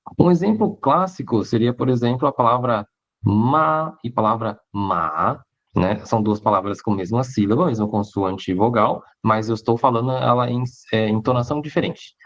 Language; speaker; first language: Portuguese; early bilingual, other home language; Hakka Chinese